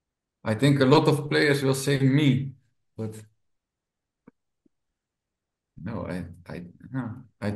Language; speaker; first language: English; non-native, fluent; Dutch